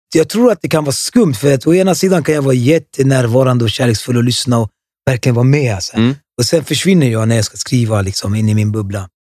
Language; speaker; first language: Swedish; early bilingual, other home language; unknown